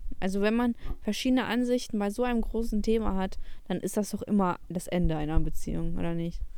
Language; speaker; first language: German; early bilingual, other home language; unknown